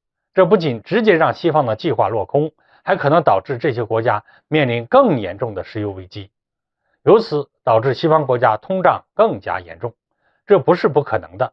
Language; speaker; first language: Chinese; native; Chinese